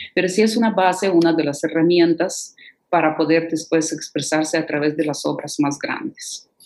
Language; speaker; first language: Spanish; non-native, fluent; Russian